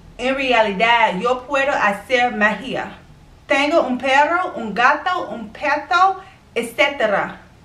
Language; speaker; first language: Spanish; non-native, learner; English